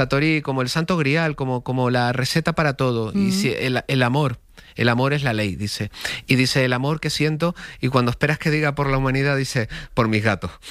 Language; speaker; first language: Spanish; native; Spanish